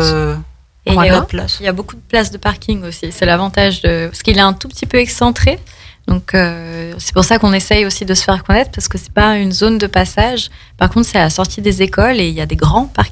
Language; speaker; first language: French; native; French